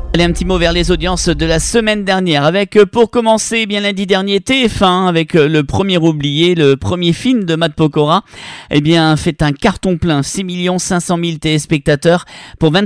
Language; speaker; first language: French; native; French